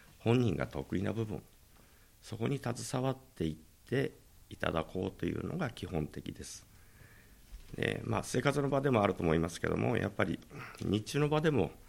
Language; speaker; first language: Japanese; native; Japanese